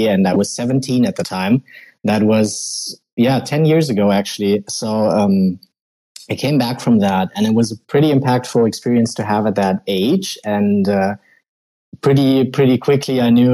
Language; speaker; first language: English; non-native, fluent; German